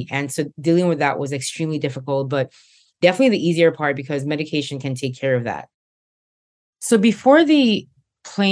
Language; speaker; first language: English; non-native, local second language; Igbo